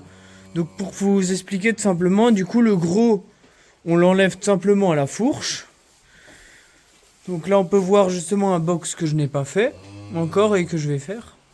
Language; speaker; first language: French; native; French